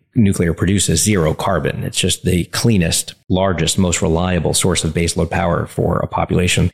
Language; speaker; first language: English; native; English